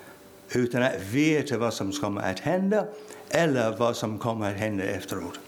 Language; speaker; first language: Swedish; non-native, fluent; English